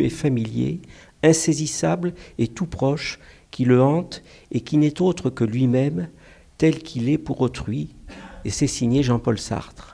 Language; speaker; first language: French; native; French